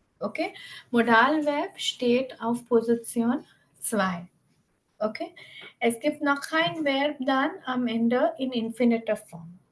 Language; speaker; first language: German; non-native, fluent; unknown